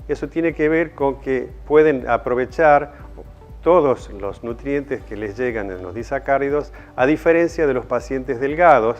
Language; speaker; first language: Spanish; native; Spanish